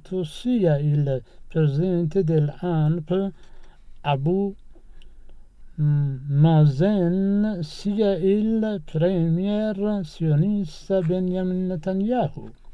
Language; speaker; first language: Italian; non-native, fluent; Persian